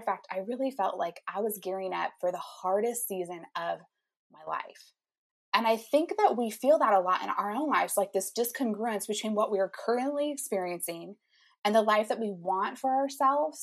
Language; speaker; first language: English; native; English